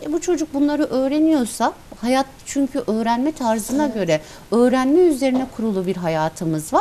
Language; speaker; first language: Turkish; native; Turkish